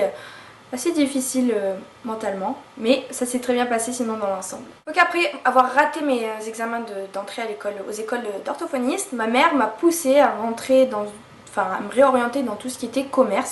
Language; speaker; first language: French; native; French